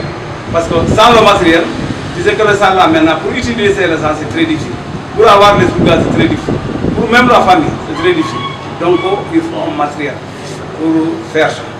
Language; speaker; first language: French; non-native, local second language; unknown